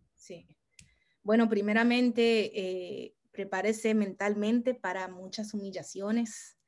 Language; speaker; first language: Spanish; early bilingual, heritage; Spanish